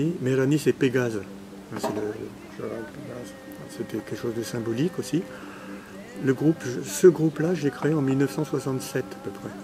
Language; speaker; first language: French; early bilingual, other home language; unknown